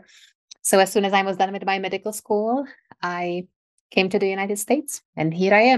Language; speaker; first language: English; non-native, fluent; Czech